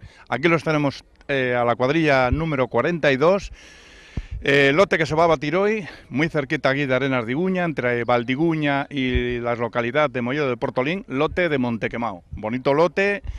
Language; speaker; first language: Spanish; native; Spanish